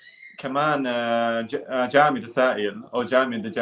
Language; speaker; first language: Arabic; non-native, learner; Chinese